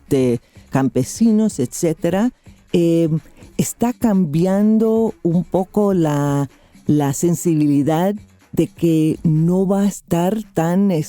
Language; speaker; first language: Spanish; non-native, fluent; English